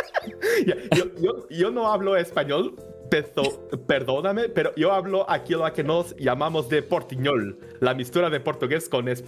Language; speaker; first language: Spanish; non-native, learner; Portuguese